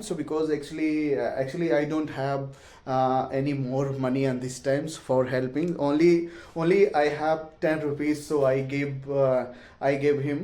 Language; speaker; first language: English; non-native, learner; Hindi